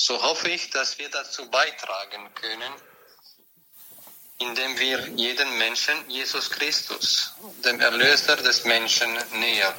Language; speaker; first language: German; non-native, fluent; French